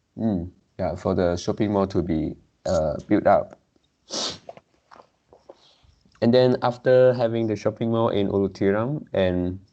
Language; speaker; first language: English; non-native, local second language; Chinese